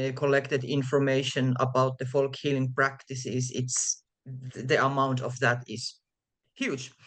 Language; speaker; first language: English; non-native, fluent; Finnish